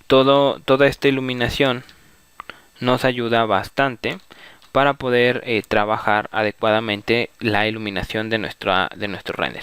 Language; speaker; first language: Spanish; native; Spanish